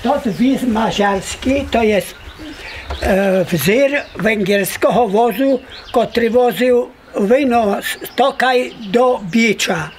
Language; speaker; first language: Polish; non-native, local second language; Rusyn